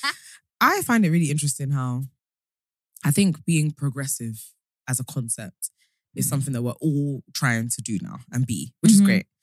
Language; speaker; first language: English; native; English